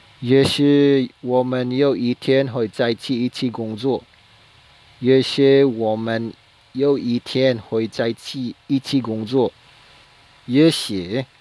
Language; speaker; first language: Chinese; non-native, fluent; Filipino